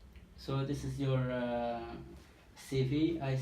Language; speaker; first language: English; non-native, learner; Turkish